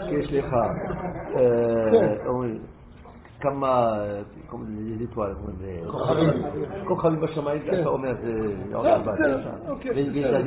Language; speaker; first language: Hebrew; non-native, fluent; French